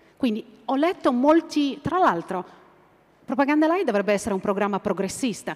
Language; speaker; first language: Italian; non-native, fluent; Arabic